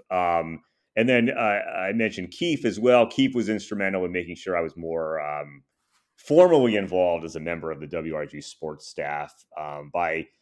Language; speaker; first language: English; native; English